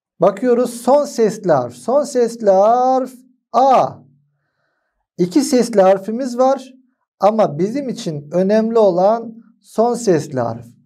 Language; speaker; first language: Turkish; non-native, fluent; Arabic